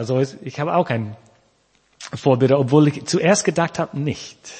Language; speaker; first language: German; non-native, fluent; English